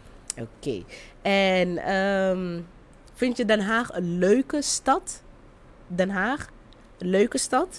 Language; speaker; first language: Dutch; non-native, fluent; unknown